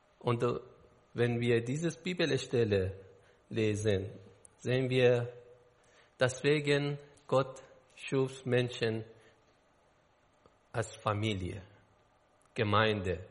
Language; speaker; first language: German; non-native, learner; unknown